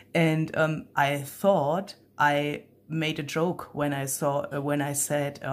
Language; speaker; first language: English; non-native, fluent; German